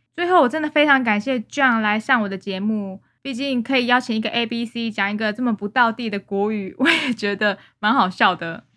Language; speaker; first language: Chinese; native; Chinese